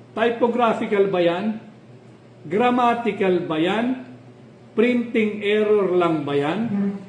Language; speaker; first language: Filipino; native; Filipino